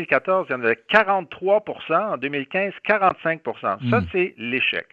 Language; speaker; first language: French; native; French